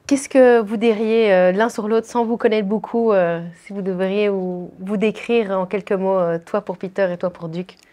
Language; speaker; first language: French; native; French